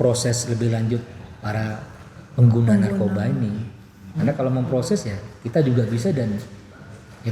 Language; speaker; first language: Indonesian; non-native, local second language; Banjar